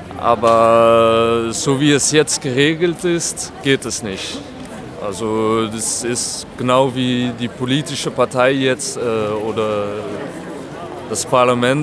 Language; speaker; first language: German; non-native, fluent; French